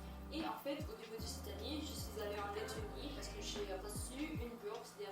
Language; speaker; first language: French; non-native, fluent; English